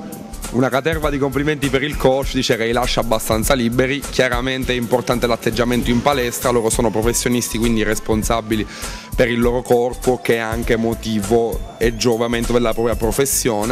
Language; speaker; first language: Italian; native; Italian